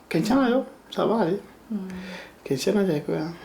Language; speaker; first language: Korean; non-native, learner; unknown